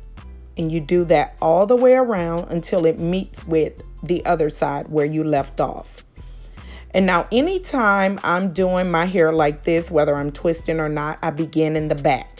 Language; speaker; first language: English; native; English